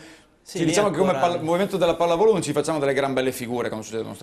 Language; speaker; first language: Italian; native; Italian